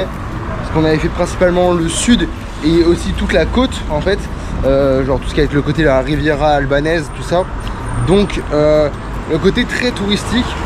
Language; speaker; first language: French; native; French